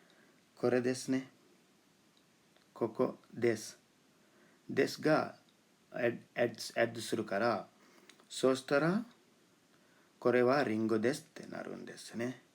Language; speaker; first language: Japanese; non-native, fluent; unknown